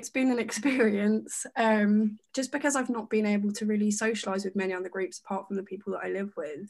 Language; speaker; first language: English; native; English